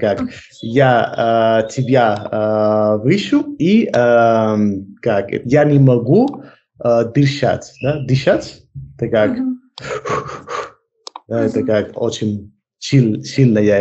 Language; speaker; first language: Russian; non-native, learner; Spanish